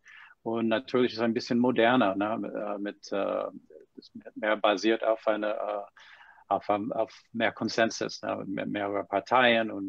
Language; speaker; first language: German; non-native, fluent; English